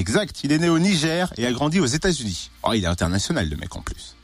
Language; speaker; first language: French; native; French